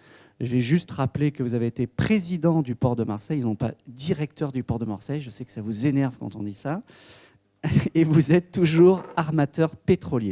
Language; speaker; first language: French; native; French